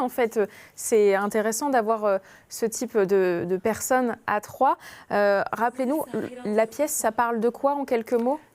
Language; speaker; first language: French; native; French